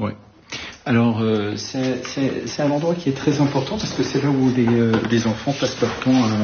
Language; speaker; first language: French; early bilingual, other home language; Arabic